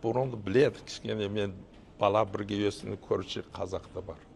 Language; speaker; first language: Kazakh; non-native, learner; Chinese